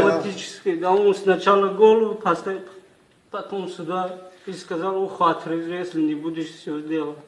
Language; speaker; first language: Russian; non-native, learner; Tajik